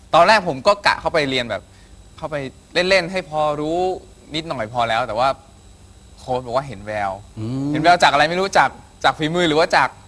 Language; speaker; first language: Thai; native; Thai